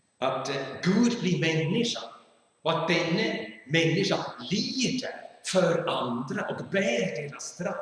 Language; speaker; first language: Swedish; non-native, fluent; German